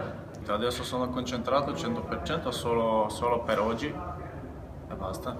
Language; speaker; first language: Italian; non-native, learner; Macedonian